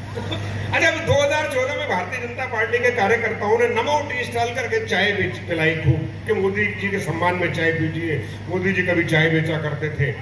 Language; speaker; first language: Hindi; non-native, local second language; Punjabi